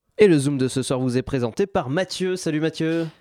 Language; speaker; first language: French; native; French